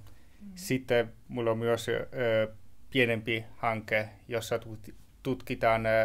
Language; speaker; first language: Finnish; non-native, learner; Italian